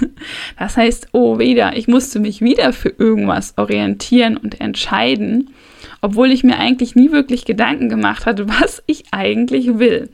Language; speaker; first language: German; native; German